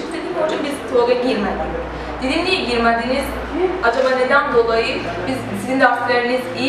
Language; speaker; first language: Turkish; early bilingual, other home language; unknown